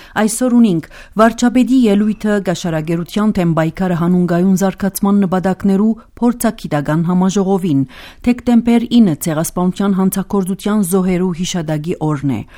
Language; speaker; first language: Armenian; early bilingual, heritage; Armenian